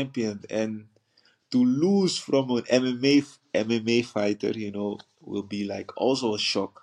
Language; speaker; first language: English; non-native, fluent; Dutch